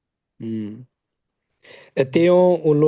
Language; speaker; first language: Portuguese; non-native, learner; Bangla